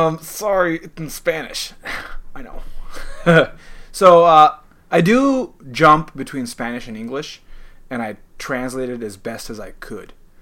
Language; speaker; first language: English; native; English